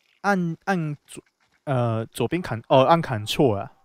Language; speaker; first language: Chinese; native; Chinese